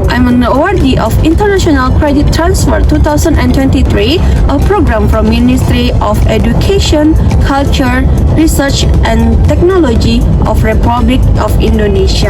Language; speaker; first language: English; non-native, learner; Indonesian